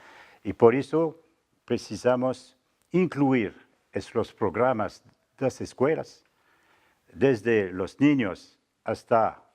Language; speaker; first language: Spanish; non-native, fluent; French